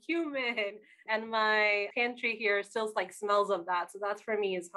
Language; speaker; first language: English; non-native, local second language; Bangla